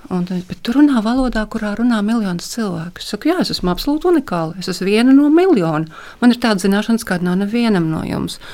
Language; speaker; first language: Latvian; native; Latvian